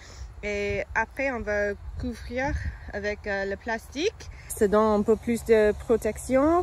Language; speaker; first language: French; non-native, fluent; English